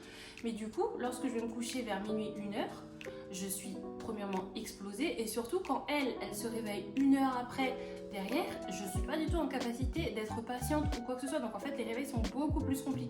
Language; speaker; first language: French; native; French